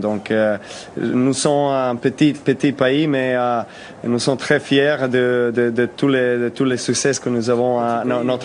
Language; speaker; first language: French; non-native, learner; Serbian